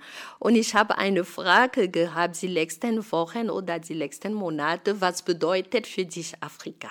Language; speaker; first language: German; non-native, fluent; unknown